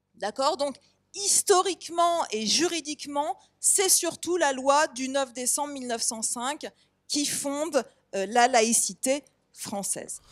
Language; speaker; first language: French; native; French